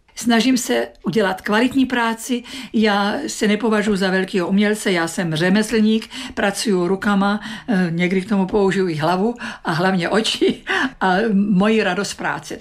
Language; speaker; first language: Czech; native; Czech